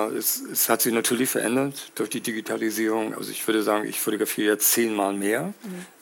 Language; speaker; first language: German; native; German